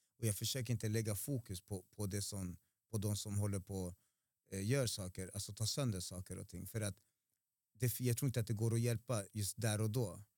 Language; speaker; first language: Swedish; early bilingual, other home language; Spanish